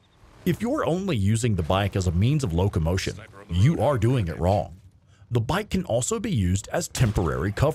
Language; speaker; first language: English; native; English